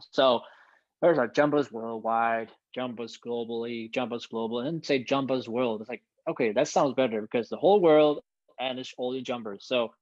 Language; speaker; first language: English; non-native, fluent; Danish